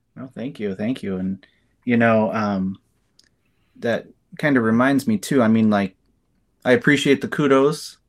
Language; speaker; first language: English; native; English